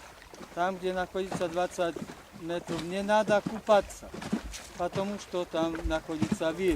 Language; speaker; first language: Russian; non-native, learner; Slovak